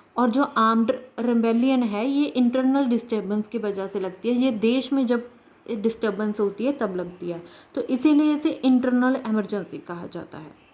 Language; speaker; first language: Hindi; native; Hindi